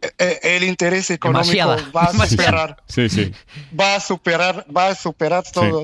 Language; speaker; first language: Spanish; non-native, fluent; Arabic